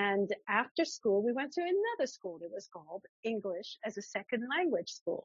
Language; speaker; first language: English; early bilingual, other home language; French